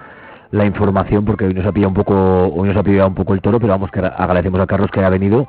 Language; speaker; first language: Spanish; native; Spanish